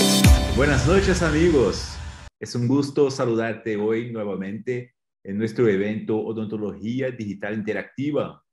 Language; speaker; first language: Spanish; non-native, fluent; Portuguese